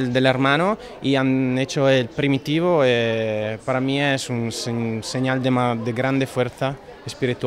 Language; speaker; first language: Spanish; non-native, learner; Italian